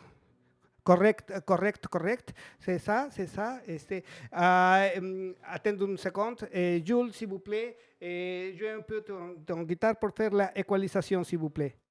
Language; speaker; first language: French; non-native, learner; Spanish